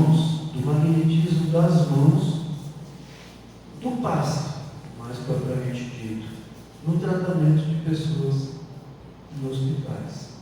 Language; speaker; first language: Portuguese; native; Portuguese